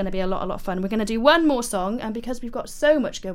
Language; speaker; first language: English; native; English